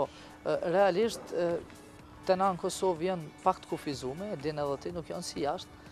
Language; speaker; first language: Albanian; native; Albanian